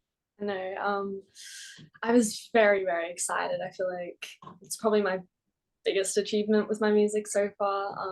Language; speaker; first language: English; native; English